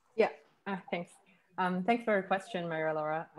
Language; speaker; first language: English; non-native, fluent; Chinese